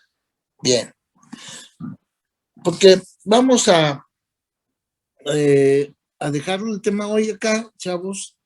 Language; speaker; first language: Spanish; native; Spanish